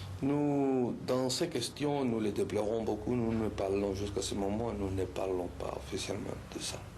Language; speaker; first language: French; non-native, fluent; Spanish